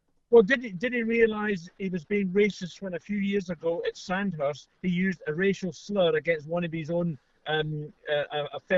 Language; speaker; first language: English; native; English